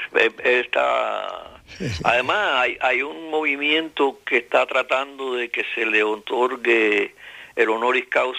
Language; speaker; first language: Spanish; native; Spanish